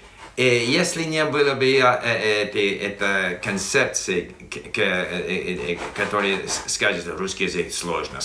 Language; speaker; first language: Russian; non-native, fluent; English